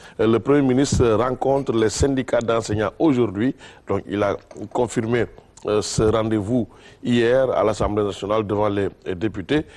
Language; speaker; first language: French; non-native, local second language; Wolof